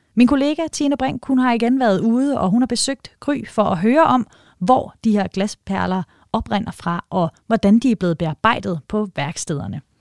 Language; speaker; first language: Danish; native; Danish